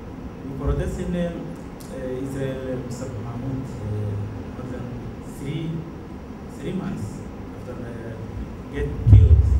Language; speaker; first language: English; non-native, learner; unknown